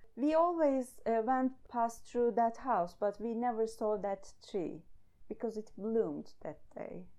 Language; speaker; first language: English; non-native, fluent; Turkish